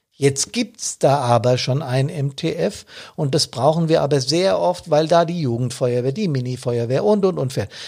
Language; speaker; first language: German; native; German